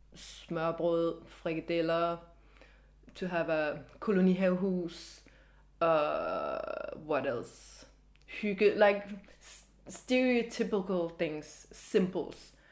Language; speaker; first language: English; early bilingual, other home language; Danish